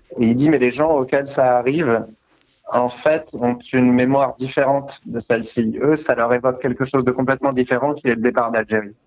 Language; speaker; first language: French; native; French